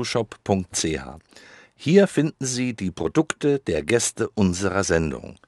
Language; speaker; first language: German; native; German